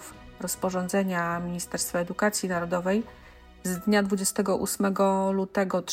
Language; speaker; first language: Polish; native; Polish